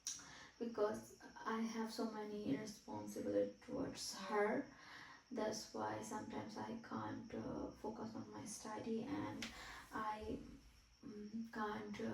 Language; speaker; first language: English; non-native, fluent; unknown